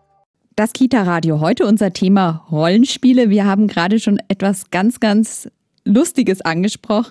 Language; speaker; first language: German; native; German